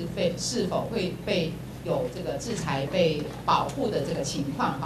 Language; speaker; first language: Chinese; native; Chinese